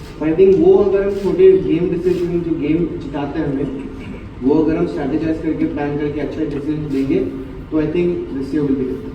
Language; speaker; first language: Hindi; non-native, local second language; Assamese